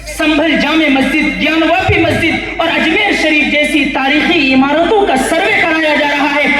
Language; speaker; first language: Urdu; native; Urdu